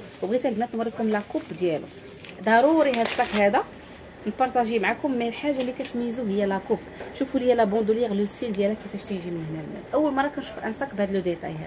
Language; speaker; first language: Arabic; native; Arabic